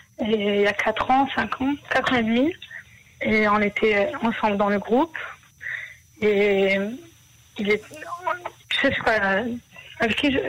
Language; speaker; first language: French; early bilingual, heritage; Hebrew